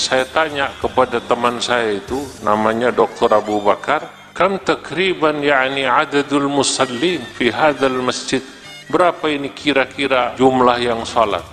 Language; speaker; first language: Indonesian; native; Indonesian